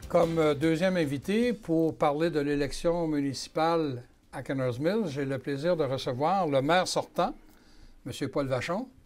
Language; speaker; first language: French; native; French